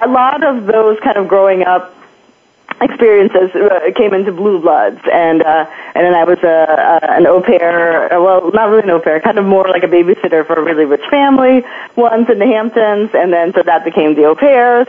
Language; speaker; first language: English; non-native, local second language; Filipino